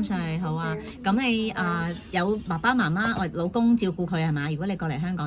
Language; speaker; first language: Cantonese; native; Cantonese